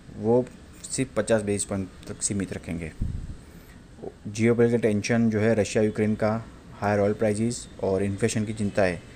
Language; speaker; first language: Hindi; non-native, local second language; Gujarati